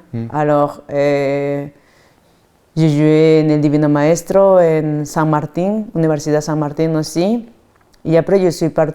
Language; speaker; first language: French; non-native, fluent; Spanish